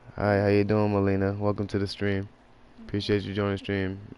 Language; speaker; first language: English; native; English